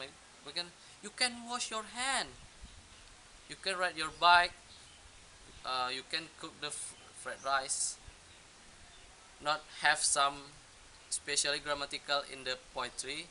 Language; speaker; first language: English; non-native, learner; Indonesian